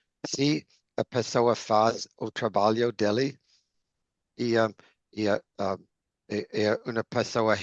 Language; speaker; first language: Portuguese; non-native, learner; English